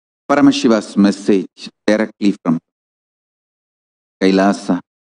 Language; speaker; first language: English; non-native, local second language; Tamil